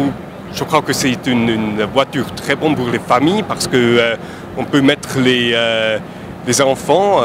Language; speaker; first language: French; non-native, fluent; German